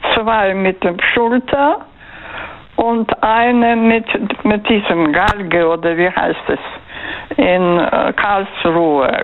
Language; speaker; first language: German; non-native, fluent; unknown